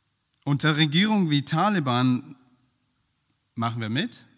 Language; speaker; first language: German; non-native, fluent; Persian